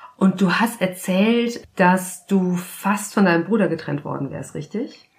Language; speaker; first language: German; native; German